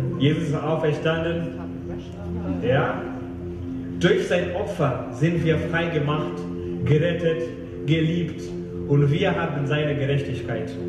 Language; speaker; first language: German; non-native, fluent; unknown